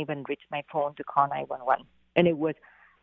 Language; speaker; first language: English; non-native, fluent; Vietnamese